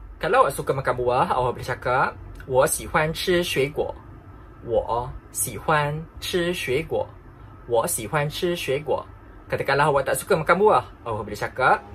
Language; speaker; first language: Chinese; non-native, fluent; Malay